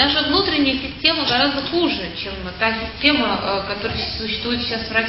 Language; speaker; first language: Russian; native; Russian